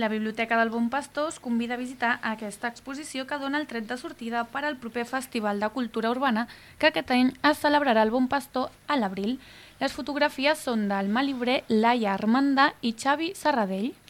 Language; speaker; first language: Catalan; native; Catalan